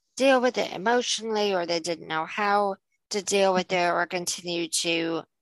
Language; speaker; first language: English; native; English